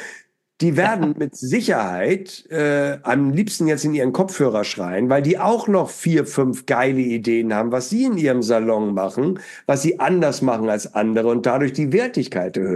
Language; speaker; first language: German; native; German